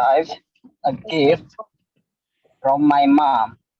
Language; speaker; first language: English; non-native, learner; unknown